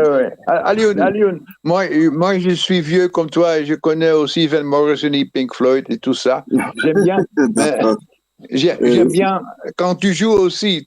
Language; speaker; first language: French; non-native, fluent; Dutch